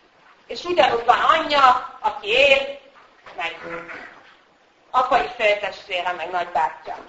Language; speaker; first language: Hungarian; native; Hungarian